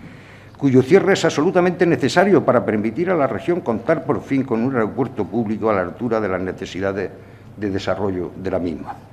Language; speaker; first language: Spanish; native; Spanish